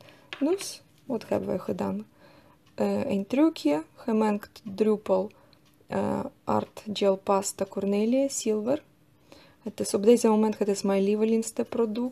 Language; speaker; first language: Dutch; non-native, learner; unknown